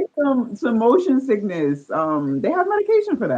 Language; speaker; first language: English; native; English